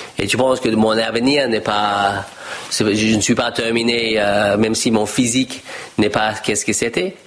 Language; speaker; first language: French; non-native, fluent; English